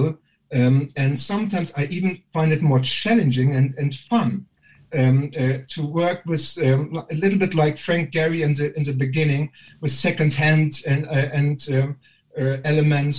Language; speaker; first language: English; non-native, fluent; German